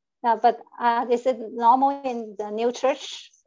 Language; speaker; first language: English; non-native, learner; Chinese